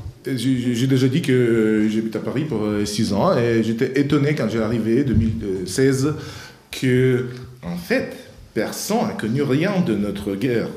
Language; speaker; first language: French; non-native, fluent; Ukrainian